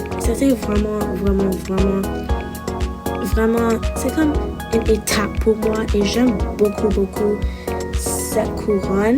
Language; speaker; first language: French; non-native, learner; English